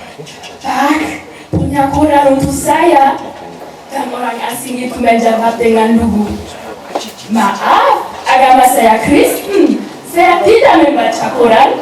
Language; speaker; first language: Indonesian; non-native, learner; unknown